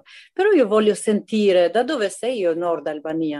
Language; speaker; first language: Italian; non-native, fluent; Albanian